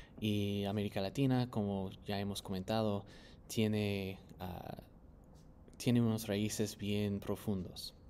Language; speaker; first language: Spanish; non-native, fluent; English